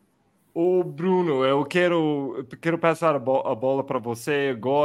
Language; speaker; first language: Portuguese; non-native, fluent; English